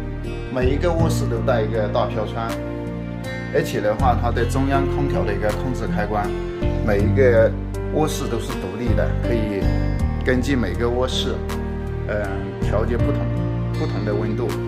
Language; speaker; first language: Chinese; native; Chinese